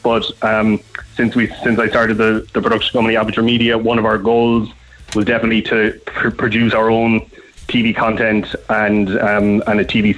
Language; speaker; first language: English; native; English